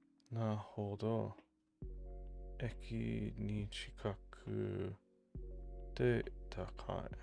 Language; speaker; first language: Japanese; non-native, learner; English